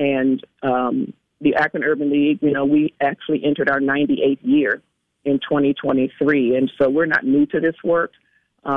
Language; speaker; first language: English; native; English